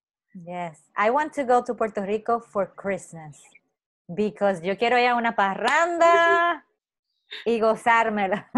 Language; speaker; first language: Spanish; early bilingual, heritage; Spanish